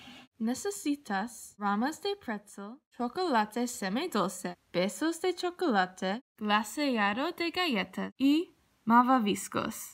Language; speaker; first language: Spanish; non-native, learner; English